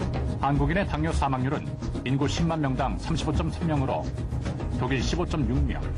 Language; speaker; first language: Korean; native; Korean